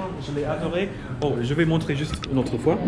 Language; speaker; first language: French; non-native, fluent; English